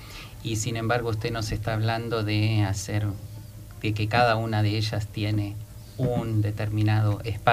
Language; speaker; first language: Spanish; native; Spanish